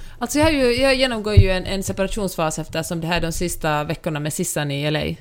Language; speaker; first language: Swedish; native; Swedish